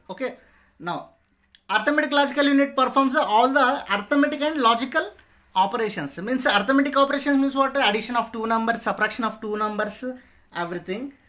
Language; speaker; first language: English; non-native, local second language; Telugu